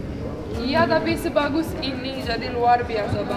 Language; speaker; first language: Indonesian; non-native, fluent; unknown